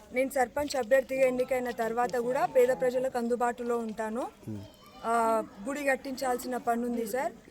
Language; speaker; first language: Telugu; non-native, local second language; Lambadi